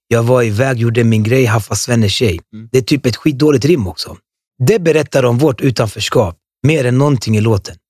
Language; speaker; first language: Swedish; early bilingual, other home language; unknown